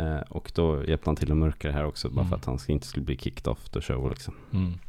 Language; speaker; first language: Swedish; native; Swedish